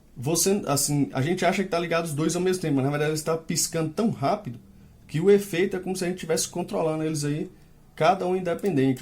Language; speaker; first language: Portuguese; native; Portuguese